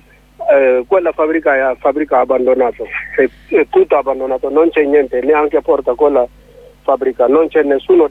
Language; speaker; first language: Italian; non-native, learner; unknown